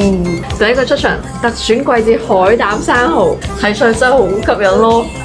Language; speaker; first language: Cantonese; native; Cantonese